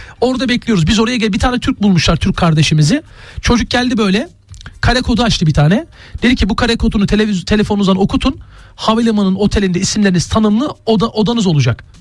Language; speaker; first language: Turkish; native; Turkish